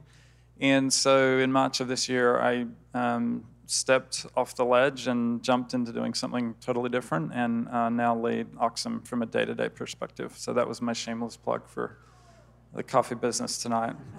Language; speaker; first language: English; native; English